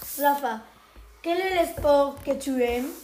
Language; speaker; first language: French; non-native, learner; Spanish